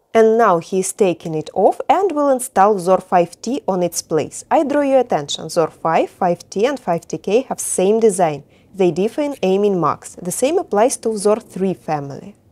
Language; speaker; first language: English; non-native, fluent; Russian